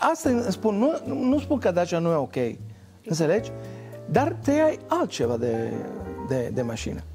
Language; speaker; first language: Romanian; non-native, fluent; Italian